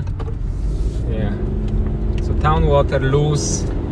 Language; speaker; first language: English; non-native, learner; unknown